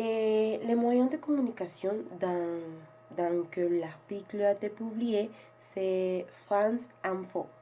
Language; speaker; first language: French; non-native, learner; Spanish